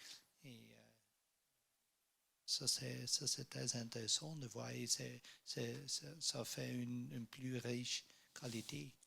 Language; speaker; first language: French; non-native, learner; Dutch